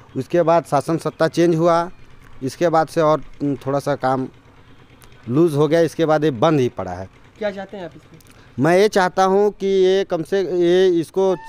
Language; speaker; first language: Hindi; native; Hindi